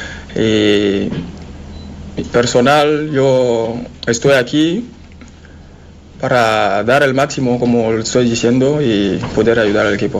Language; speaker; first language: Spanish; non-native, fluent; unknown